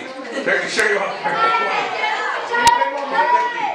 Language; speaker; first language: English; native; English